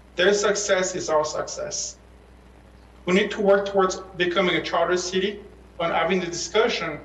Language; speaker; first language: English; early bilingual, other home language; Persian